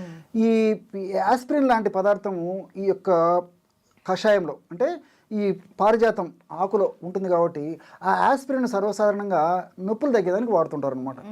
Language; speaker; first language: Telugu; native; Telugu